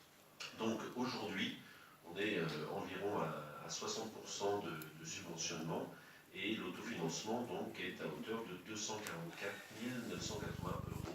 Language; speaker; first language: French; native; French